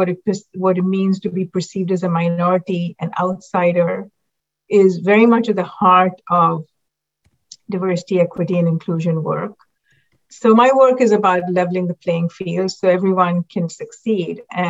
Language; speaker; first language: English; non-native, local second language; Hindi